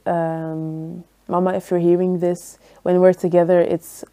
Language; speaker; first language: English; early bilingual, other home language; Dutch